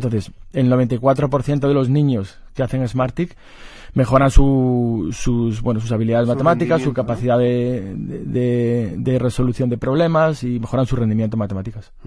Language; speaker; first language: Spanish; native; Spanish